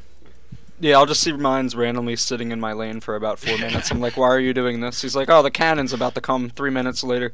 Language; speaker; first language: English; native; English